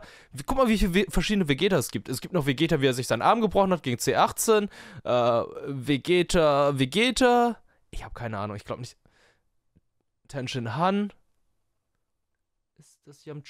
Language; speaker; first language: German; native; German